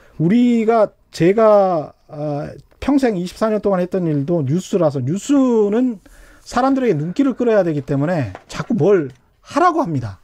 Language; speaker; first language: Korean; native; Korean